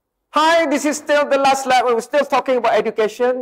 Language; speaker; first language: English; non-native, local second language; Malay